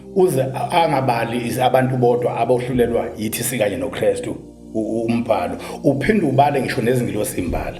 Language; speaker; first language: Zulu; native; Zulu